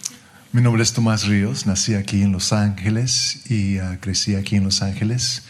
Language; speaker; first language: Spanish; early bilingual, heritage; English